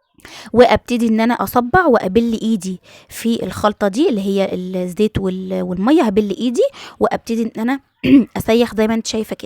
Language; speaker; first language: Arabic; native; Arabic